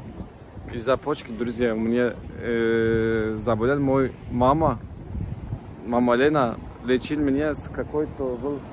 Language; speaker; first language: Russian; non-native, learner; Turkish